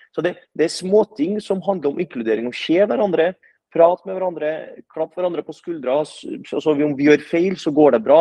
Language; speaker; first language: Norwegian; early bilingual, other home language; Arabic